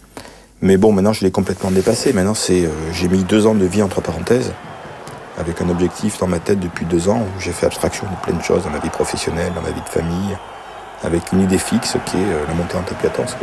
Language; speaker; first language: French; native; French